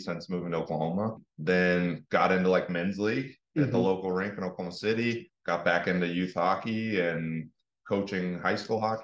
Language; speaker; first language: English; native; English